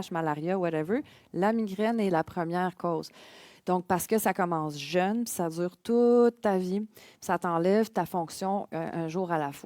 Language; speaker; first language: French; native; French